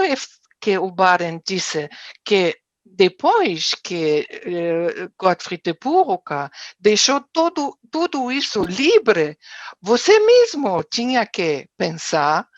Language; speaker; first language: Portuguese; non-native, fluent; German